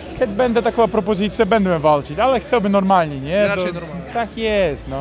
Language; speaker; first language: Polish; non-native, learner; Uzbek